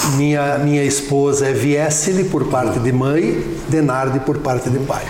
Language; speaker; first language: Portuguese; non-native, local second language; Venetian